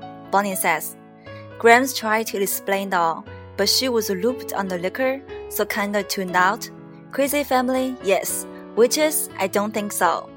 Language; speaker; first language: English; non-native, fluent; Chinese